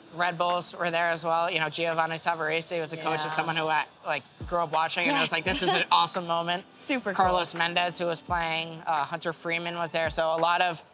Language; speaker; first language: English; native; English